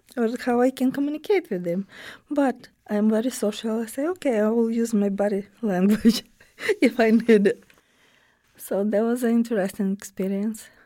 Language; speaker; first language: English; non-native, learner; Ukrainian